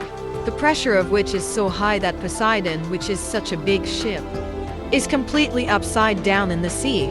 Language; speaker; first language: English; non-native, local second language; Hindi